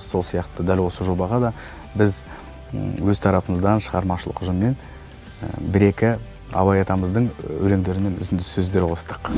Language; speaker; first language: Kazakh; native; Kazakh